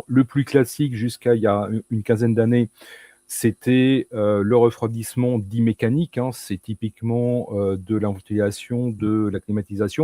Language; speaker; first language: French; native; French